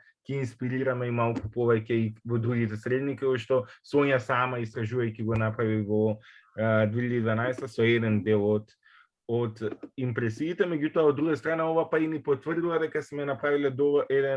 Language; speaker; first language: Macedonian; native; Macedonian